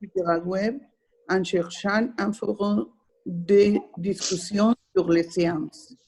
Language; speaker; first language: French; non-native, learner; Spanish